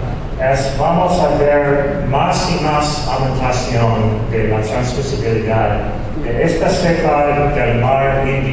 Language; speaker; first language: Spanish; non-native, fluent; English